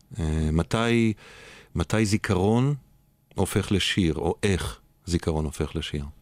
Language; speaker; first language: Hebrew; native; Hebrew